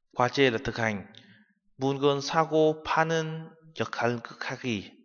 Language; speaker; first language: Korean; non-native, fluent; Vietnamese